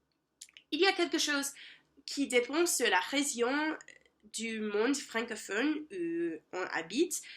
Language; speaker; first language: French; non-native, learner; English